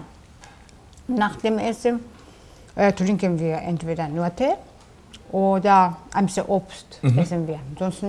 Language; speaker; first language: German; non-native, learner; Japanese